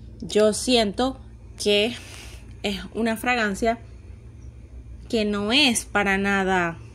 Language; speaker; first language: Spanish; native; Spanish